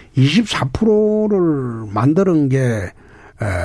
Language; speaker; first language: Korean; native; Korean